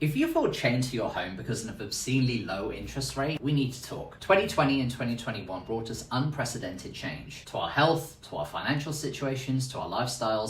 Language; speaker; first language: English; native; English